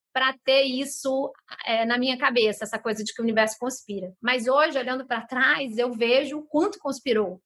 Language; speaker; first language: Portuguese; native; Portuguese